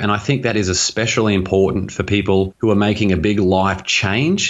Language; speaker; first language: English; native; English